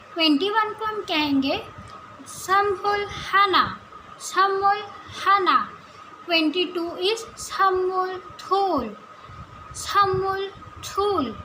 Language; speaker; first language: Hindi; native; Hindi